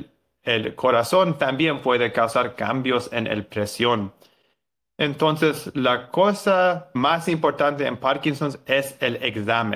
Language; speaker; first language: Spanish; non-native, fluent; English